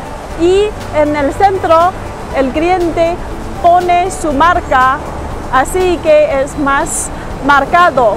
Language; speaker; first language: Spanish; non-native, learner; Chinese